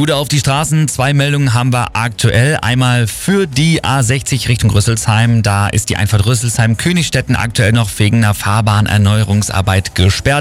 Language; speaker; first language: German; native; German